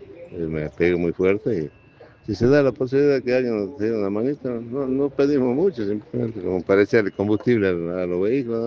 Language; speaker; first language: Spanish; native; Spanish